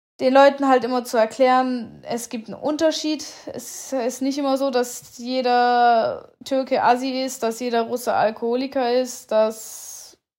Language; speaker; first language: German; native; German